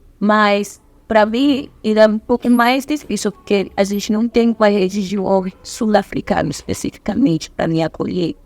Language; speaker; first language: Portuguese; non-native, fluent; Zulu